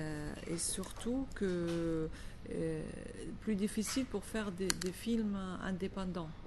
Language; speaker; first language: French; non-native, fluent; Arabic